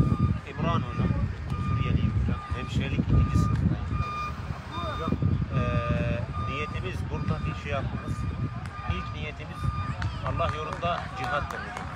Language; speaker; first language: Turkish; non-native, fluent; Arabic